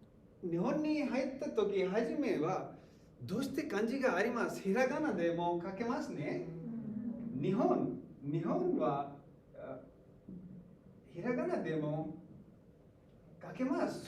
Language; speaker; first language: Japanese; non-native, learner; Hindi